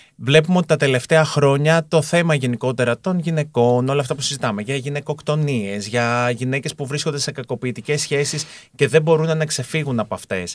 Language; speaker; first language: Greek; native; Greek